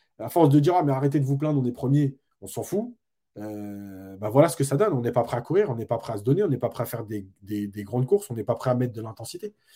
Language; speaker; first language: French; native; French